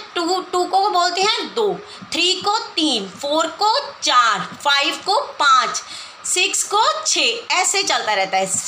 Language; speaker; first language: Hindi; non-native, local second language; Punjabi